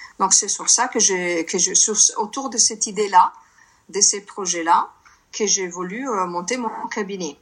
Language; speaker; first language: French; non-native, fluent; Italian